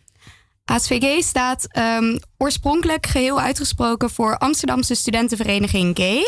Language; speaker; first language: Dutch; native; Dutch